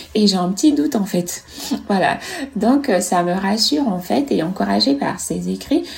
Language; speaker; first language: French; non-native, fluent; Italian